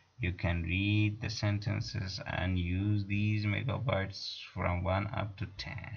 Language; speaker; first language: English; non-native, fluent; Persian